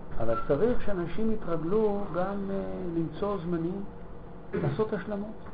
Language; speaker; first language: Hebrew; native; Hebrew